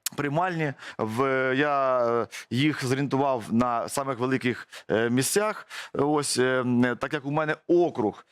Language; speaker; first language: Ukrainian; native; Ukrainian